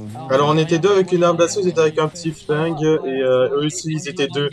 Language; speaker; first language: French; native; French